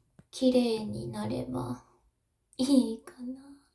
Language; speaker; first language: Japanese; non-native, learner; English